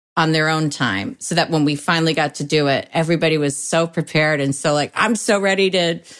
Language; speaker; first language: English; native; English